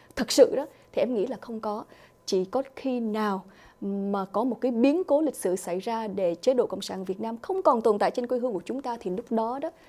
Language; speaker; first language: Vietnamese; early bilingual, other home language; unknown